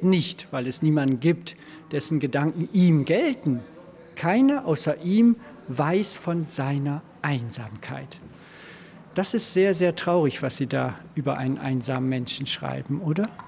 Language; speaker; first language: German; native; German